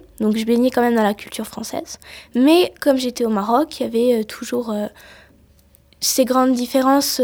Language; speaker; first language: French; native; French